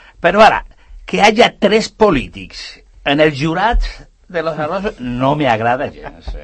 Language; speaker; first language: Catalan; native; Catalan